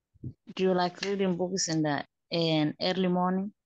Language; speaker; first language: English; non-native, learner; Somali